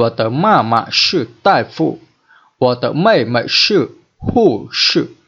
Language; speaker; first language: Chinese; non-native, fluent; Vietnamese